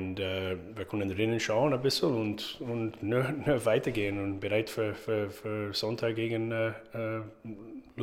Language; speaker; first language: German; non-native, learner; English